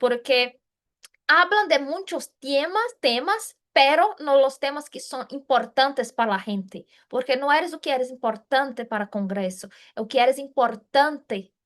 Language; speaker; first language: Spanish; non-native, fluent; Portuguese